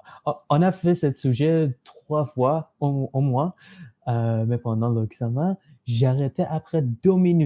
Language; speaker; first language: French; non-native, fluent; English